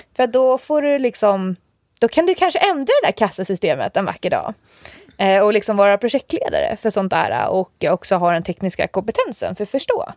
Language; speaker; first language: Swedish; native; Swedish